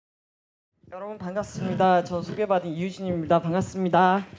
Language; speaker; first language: Korean; native; Korean